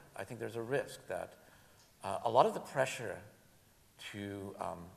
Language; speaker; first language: English; native; English